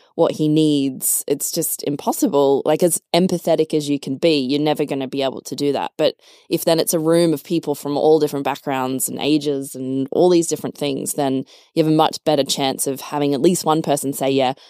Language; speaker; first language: English; native; English